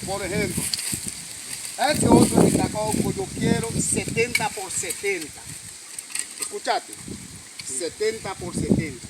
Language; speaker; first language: Spanish; non-native, local second language; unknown